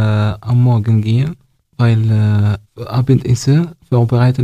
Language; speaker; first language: German; non-native, learner; Arabic